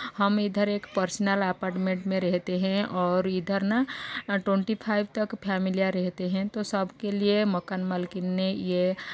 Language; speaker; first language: Hindi; native; Hindi